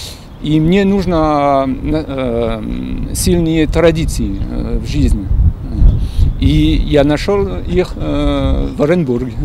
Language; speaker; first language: Russian; non-native, fluent; French